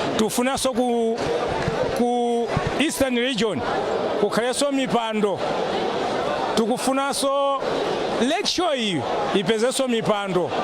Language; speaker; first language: Nyanja; non-native, local second language; Yao